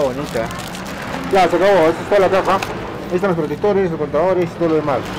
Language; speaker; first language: Spanish; native; Spanish